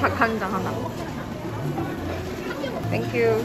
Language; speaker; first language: Korean; non-native, fluent; Chinese